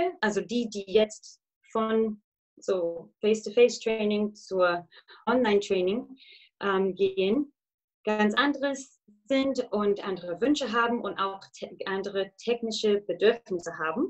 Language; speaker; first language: German; non-native, fluent; English